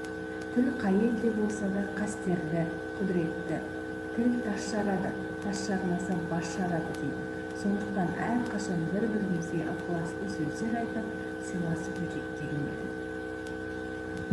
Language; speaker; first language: Kazakh; native; Kazakh